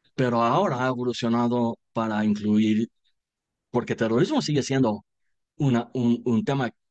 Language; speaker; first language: Spanish; non-native, fluent; English